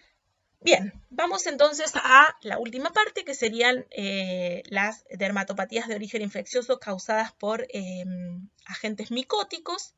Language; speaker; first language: Spanish; native; Spanish